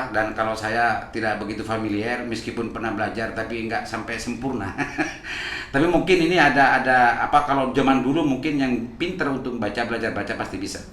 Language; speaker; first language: Indonesian; non-native, local second language; Madurese